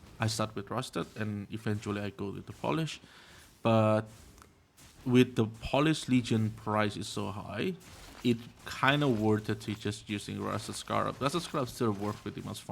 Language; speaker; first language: English; non-native, fluent; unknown